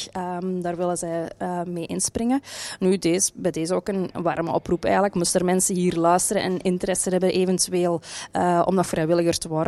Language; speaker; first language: Dutch; native; Dutch